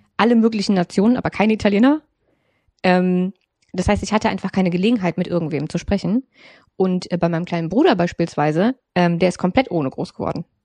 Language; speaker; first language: German; native; German